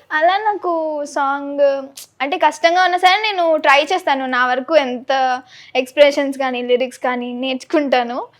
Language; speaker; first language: Telugu; native; Telugu